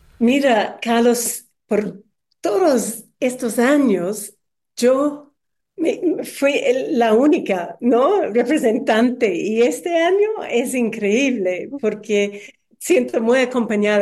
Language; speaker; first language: Spanish; non-native, learner; English